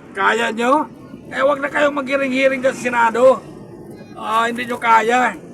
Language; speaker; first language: Filipino; non-native, local second language; Cebuano